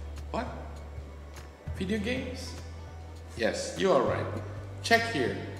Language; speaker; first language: English; non-native, fluent; Indonesian